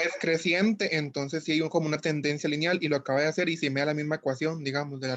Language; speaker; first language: Spanish; native; Spanish